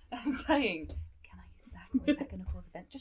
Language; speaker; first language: English; native; English